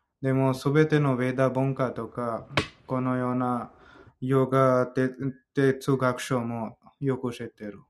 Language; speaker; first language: Japanese; non-native, learner; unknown